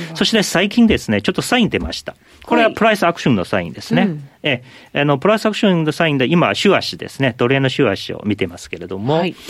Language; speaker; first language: Japanese; non-native, fluent; Chinese